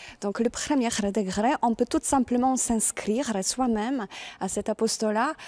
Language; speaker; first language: French; non-native, fluent; Polish